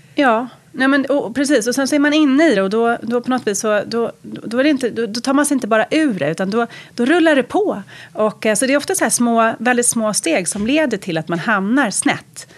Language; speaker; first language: Swedish; native; Swedish